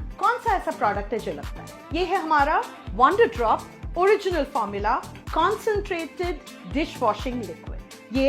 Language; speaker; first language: Hindi; non-native, local second language; Bangla